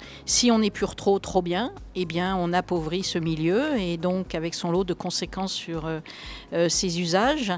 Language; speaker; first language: French; native; French